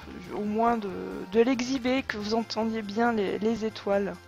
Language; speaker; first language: French; native; French